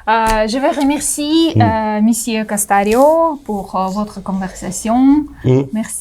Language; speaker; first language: French; non-native, fluent; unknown